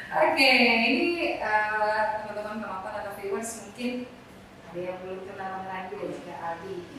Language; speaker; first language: Indonesian; native; Indonesian